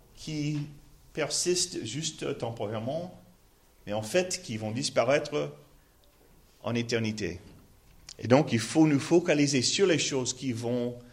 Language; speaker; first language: French; non-native, learner; English